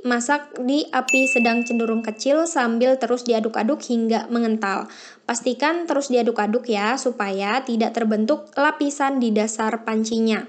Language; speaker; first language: Indonesian; native; Indonesian